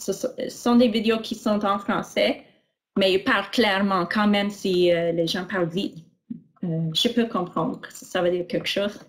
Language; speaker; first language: French; non-native, local second language; English